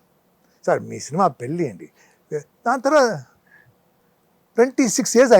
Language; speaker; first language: Telugu; non-native, local second language; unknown